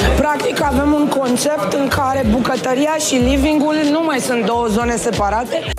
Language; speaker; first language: Romanian; native; Romanian